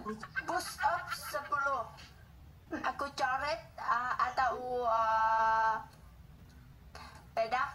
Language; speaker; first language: Indonesian; non-native, learner; Vietnamese